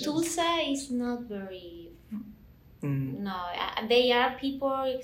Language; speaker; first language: English; non-native, learner; Spanish